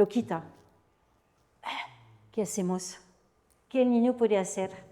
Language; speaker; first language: Spanish; non-native, fluent; French